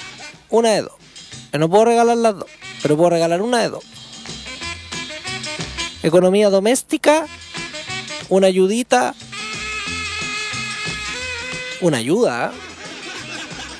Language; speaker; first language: Spanish; native; Spanish